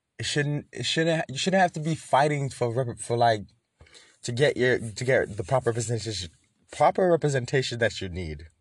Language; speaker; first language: English; native; English